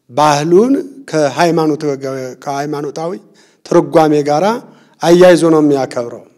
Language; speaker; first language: Amharic; non-native, local second language; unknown